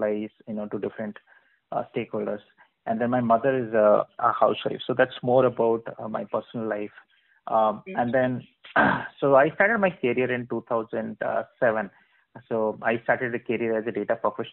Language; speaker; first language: English; non-native, local second language; Odia